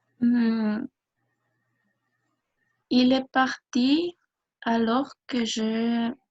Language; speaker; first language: French; non-native, learner; Spanish